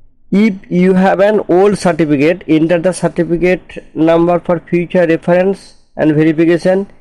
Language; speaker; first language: English; non-native, local second language; Bangla